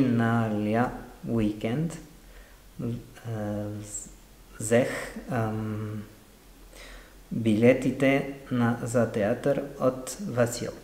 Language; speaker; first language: Bulgarian; non-native, learner; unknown